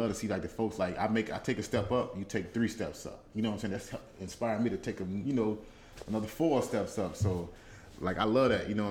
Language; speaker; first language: English; native; English